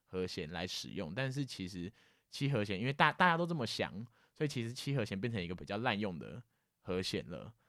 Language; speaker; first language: Chinese; native; Chinese